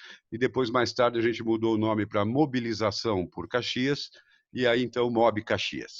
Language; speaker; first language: Portuguese; native; Portuguese